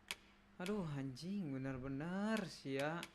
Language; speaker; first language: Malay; non-native, local second language; Sundanese